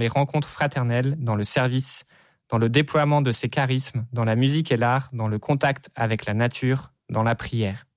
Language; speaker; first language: French; native; French